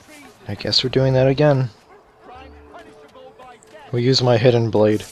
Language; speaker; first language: English; native; English